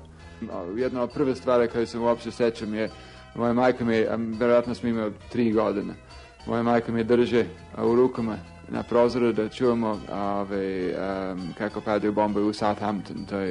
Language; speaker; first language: Serbian; non-native, fluent; English